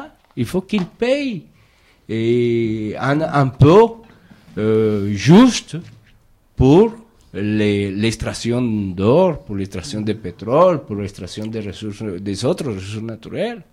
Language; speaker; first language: French; non-native, fluent; Spanish